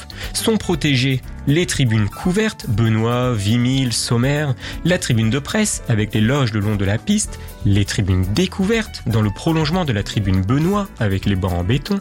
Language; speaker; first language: French; native; French